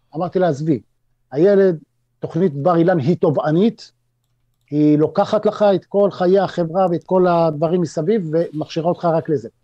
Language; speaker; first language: Hebrew; native; Hebrew